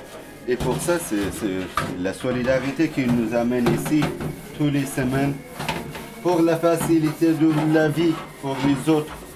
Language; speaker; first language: French; non-native, learner; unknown